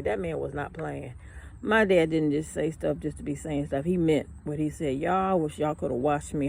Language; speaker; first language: English; native; English